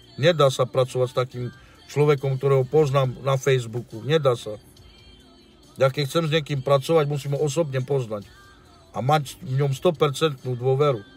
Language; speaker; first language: Slovak; non-native, local second language; Romany